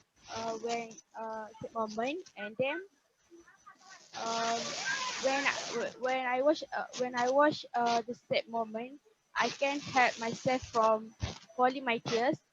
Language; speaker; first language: English; non-native, learner; Malay